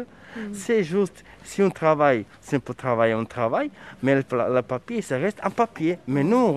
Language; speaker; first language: French; non-native, fluent; Serbian